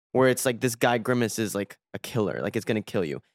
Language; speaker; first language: English; early bilingual, other home language; Spanish